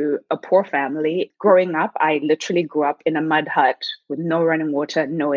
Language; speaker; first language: English; non-native, local second language; Shona